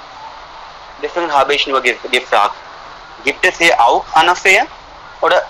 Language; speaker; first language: German; non-native, fluent; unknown